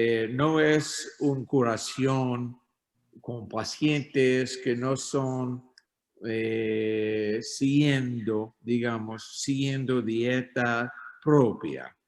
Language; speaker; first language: Spanish; non-native, learner; English